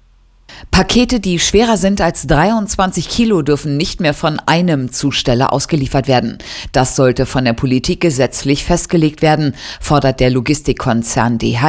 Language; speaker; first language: German; native; German